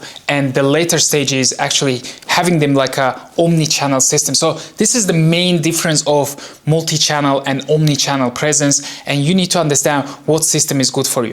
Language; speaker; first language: English; non-native, fluent; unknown